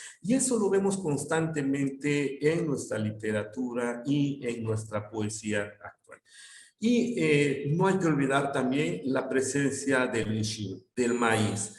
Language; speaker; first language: Spanish; non-native, local second language; Yucateco